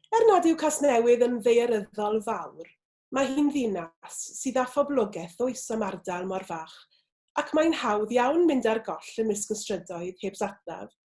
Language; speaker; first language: Welsh; native; Welsh